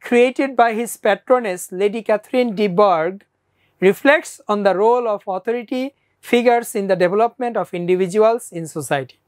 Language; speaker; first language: English; non-native, local second language; Bangla